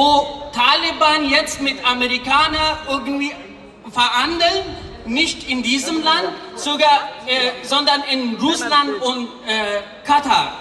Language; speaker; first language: German; non-native, fluent; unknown